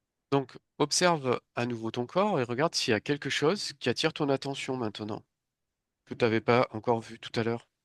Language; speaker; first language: French; native; French